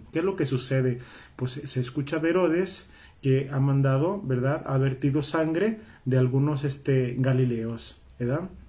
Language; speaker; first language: Spanish; native; Spanish